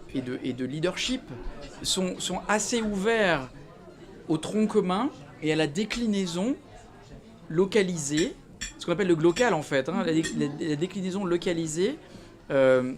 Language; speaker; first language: French; native; French